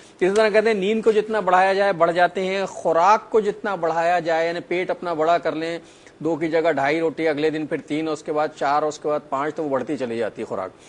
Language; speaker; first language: Urdu; native; Urdu